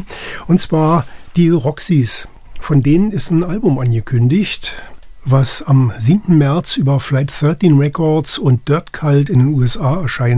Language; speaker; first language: German; native; German